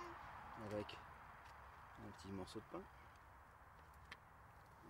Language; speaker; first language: French; native; French